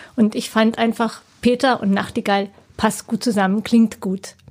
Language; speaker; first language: German; native; German